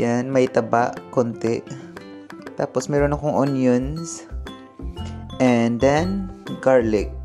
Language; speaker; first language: Filipino; native; Filipino